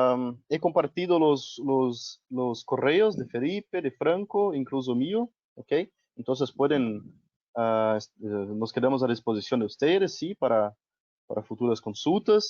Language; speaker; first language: Spanish; non-native, local second language; Portuguese